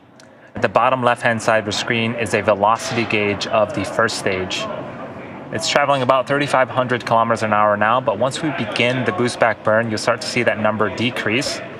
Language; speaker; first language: English; native; English